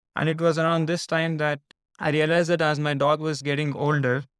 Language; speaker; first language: English; non-native, local second language; Telugu